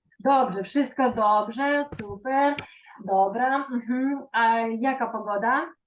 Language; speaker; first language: Polish; non-native, fluent; Ukrainian